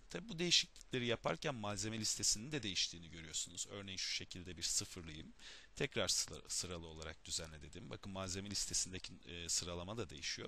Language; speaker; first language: Turkish; native; Turkish